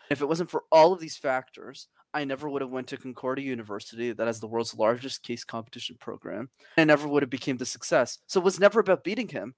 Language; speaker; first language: English; early bilingual, other home language; Tamil